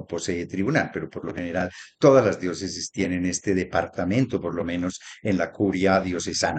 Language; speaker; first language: Spanish; native; Spanish